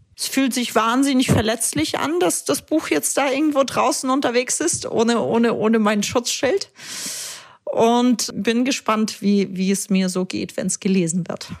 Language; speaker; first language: German; early bilingual, other home language; Russian